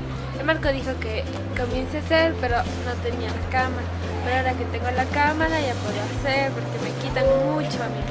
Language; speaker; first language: Spanish; native; Spanish